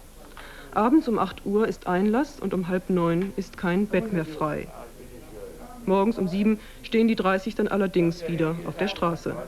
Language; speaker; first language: German; native; German